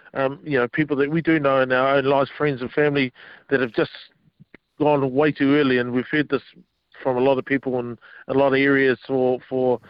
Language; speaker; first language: English; native; English